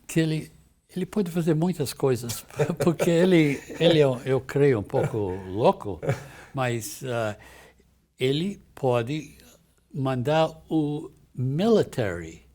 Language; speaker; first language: Portuguese; non-native, fluent; English